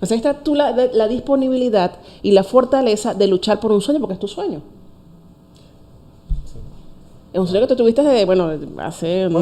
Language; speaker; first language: Spanish; native; Spanish